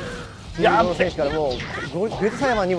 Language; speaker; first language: Japanese; native; Japanese